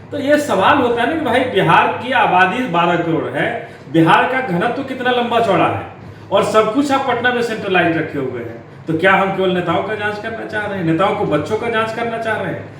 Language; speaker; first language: Hindi; native; Hindi